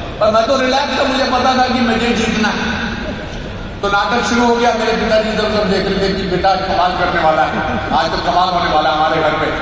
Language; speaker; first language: Hindi; native; Hindi